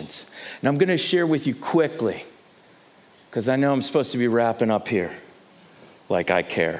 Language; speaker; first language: English; native; English